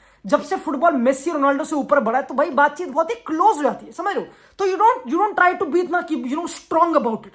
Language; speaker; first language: Hindi; native; Hindi